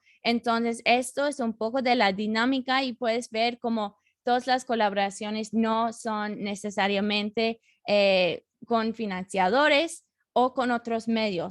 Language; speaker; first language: Spanish; non-native, fluent; English